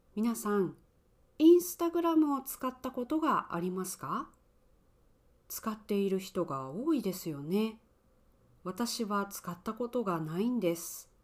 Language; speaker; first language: Japanese; native; Japanese